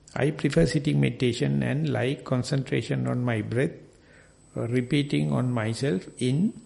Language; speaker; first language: English; non-native, local second language; Sinhala